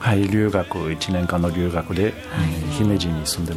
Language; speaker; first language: Japanese; non-native, fluent; French